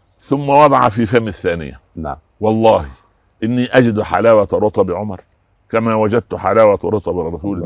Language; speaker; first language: Arabic; native; Arabic